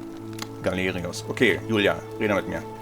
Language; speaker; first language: German; native; German